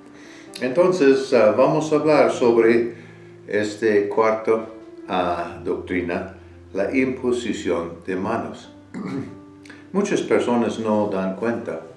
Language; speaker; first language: Spanish; non-native, fluent; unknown